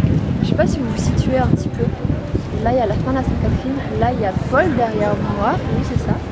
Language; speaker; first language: French; native; French